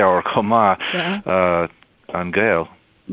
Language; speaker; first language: Irish; non-native, fluent; English